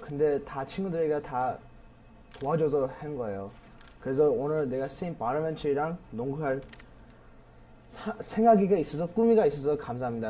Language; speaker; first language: Korean; early bilingual, heritage; Korean